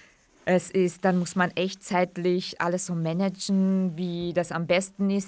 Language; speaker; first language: German; non-native, fluent; Kurdish